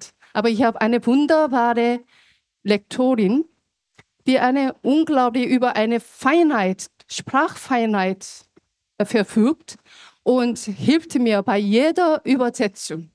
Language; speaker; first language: German; non-native, fluent; Korean